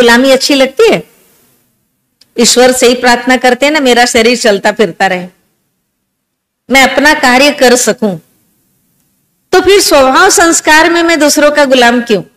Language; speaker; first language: Hindi; native; Hindi